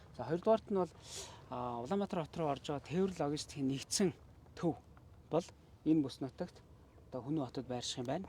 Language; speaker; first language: Mongolian; native; Mongolian